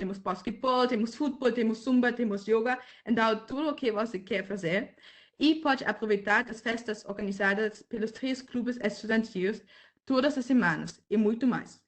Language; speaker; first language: Portuguese; non-native, fluent; German